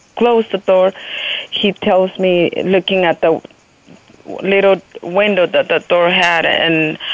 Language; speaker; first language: English; non-native, fluent; Spanish